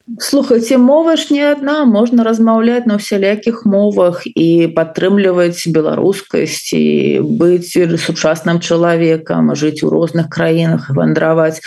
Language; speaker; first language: Belarusian; non-native, local second language; Russian